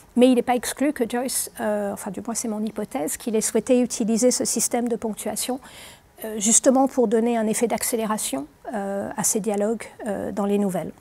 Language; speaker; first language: French; native; French